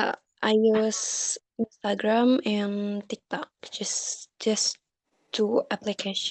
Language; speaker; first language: English; non-native, learner; Indonesian